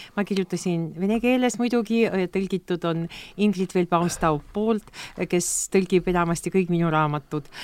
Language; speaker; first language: Estonian; non-native, local second language; Russian